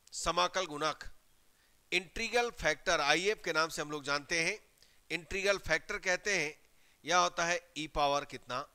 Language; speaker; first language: Hindi; native; Hindi